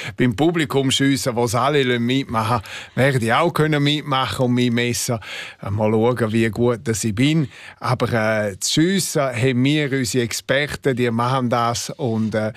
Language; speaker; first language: German; non-native, local second language; Romansh